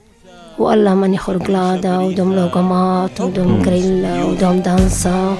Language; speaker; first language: Swedish; non-native, learner; Syriac